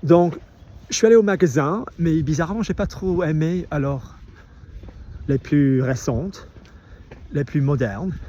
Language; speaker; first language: French; non-native, fluent; English